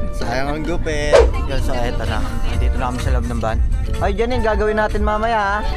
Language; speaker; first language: Filipino; native; Filipino